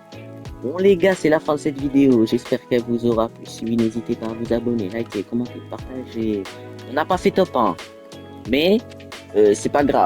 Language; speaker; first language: French; native; French